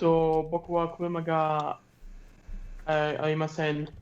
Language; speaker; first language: Japanese; non-native, learner; German